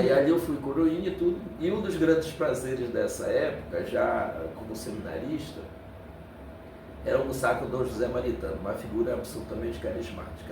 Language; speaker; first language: Portuguese; native; Portuguese